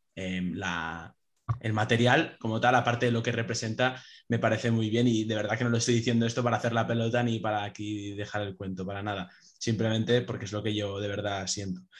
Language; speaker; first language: Spanish; native; Spanish